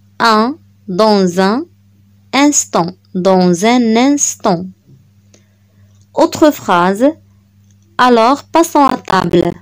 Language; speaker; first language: French; non-native, local second language; Arabic